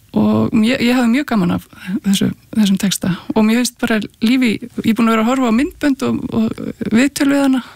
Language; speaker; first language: Icelandic; native; Icelandic